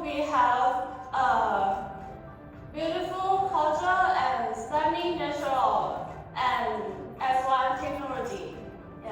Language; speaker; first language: English; non-native, learner; Thai